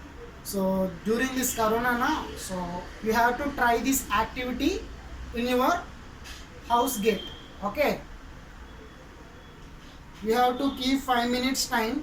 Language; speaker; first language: English; non-native, local second language; Telugu